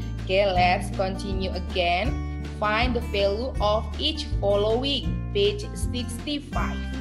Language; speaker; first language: English; non-native, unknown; Indonesian